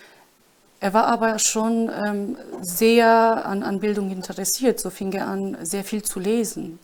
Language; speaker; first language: German; non-native, fluent; Romany